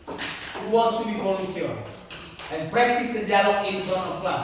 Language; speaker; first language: English; non-native, learner; Indonesian